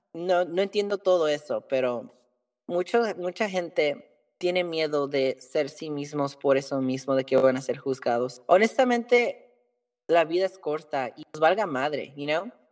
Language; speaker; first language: Spanish; early bilingual, heritage; Spanish